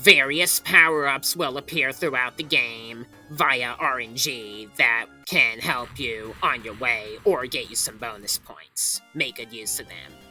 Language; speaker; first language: English; native; English